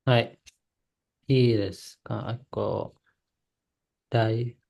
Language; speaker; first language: Japanese; non-native, learner; Indonesian